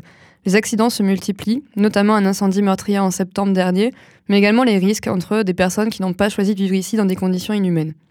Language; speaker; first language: French; native; French